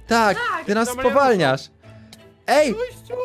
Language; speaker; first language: Polish; native; Polish